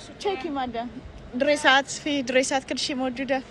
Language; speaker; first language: Arabic; non-native, learner; Amharic